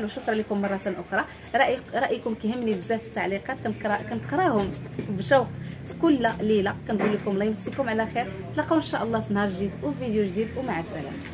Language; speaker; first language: Arabic; native; Arabic